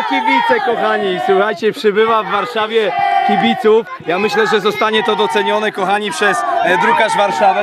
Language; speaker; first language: Polish; native; Polish